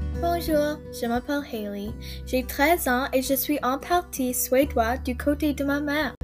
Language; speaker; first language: French; non-native, learner; English